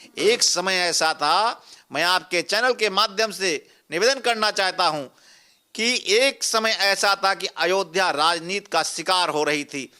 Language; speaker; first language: Hindi; native; Hindi